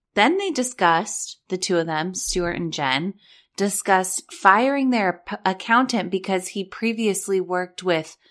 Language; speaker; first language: English; native; English